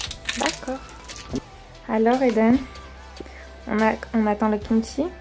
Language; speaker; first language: French; native; French